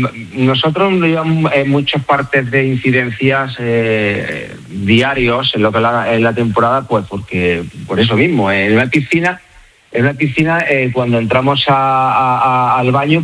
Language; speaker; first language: Spanish; native; Spanish